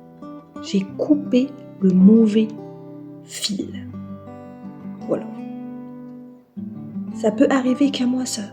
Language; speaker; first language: French; native; French